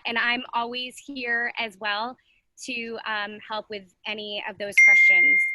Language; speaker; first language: English; native; English